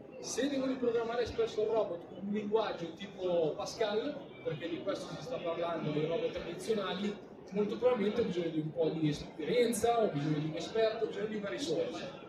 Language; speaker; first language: Italian; native; Italian